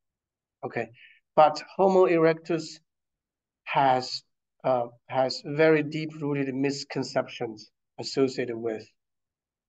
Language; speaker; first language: English; non-native, fluent; Chinese